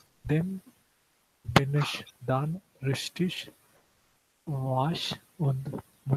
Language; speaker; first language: German; non-native, learner; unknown